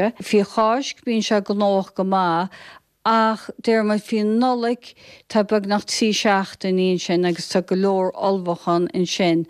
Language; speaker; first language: Irish; native; Irish